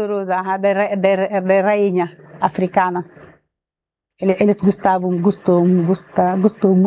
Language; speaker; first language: Portuguese; non-native, learner; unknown